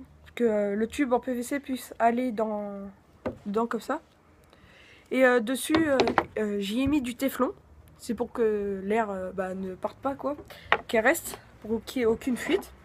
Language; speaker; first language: French; native; French